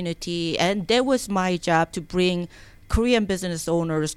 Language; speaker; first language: English; non-native, learner; Korean